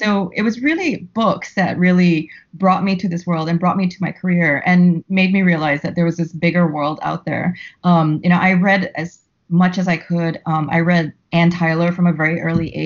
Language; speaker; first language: English; native; English